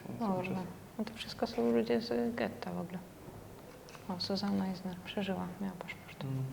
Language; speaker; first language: Polish; native; Polish